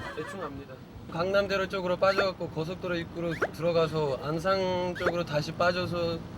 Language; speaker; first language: Korean; non-native, fluent; Turkish